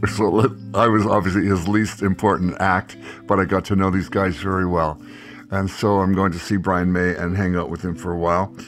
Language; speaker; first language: English; native; English